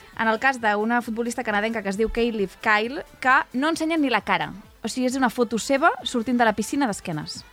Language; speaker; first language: Catalan; non-native, local second language; Spanish